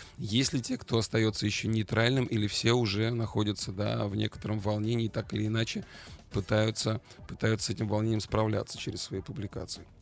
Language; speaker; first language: Russian; native; Russian